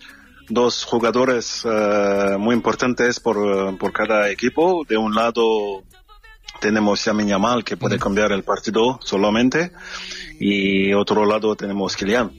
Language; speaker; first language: Spanish; non-native, fluent; French